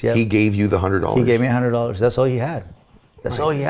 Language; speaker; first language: English; non-native, fluent; Spanish